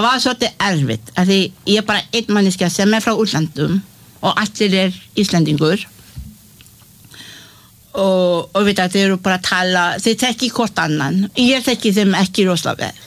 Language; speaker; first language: Icelandic; non-native, learner; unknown